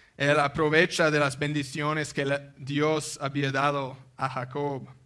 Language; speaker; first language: Spanish; non-native, fluent; English